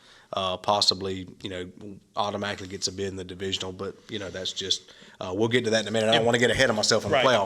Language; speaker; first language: English; native; English